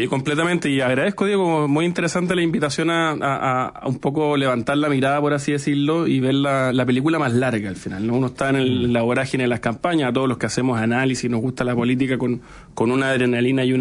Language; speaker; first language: Spanish; native; Spanish